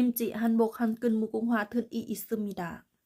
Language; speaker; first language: Korean; non-native, learner; Thai